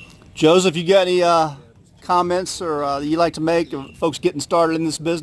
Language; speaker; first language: English; native; English